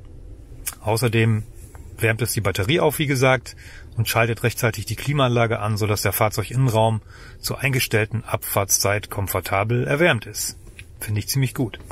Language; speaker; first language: German; native; German